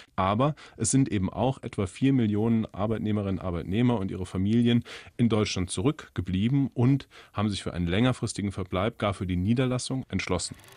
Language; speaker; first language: German; native; German